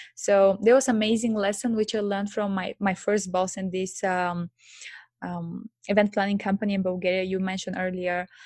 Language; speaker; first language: English; non-native, fluent; Bulgarian